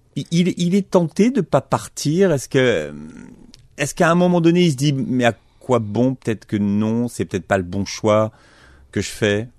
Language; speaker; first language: French; native; French